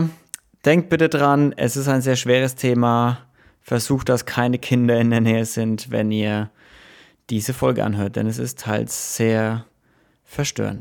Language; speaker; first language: German; native; German